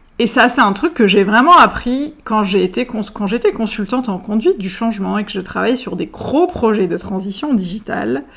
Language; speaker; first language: French; native; French